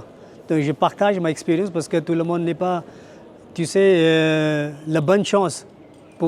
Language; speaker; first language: French; non-native, learner; Hindi